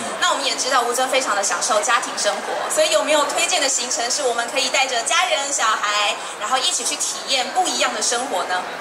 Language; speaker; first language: Chinese; native; Chinese